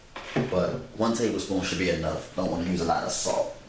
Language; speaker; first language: English; native; English